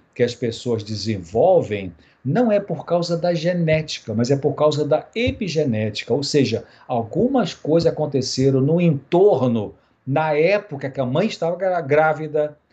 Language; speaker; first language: Portuguese; native; Portuguese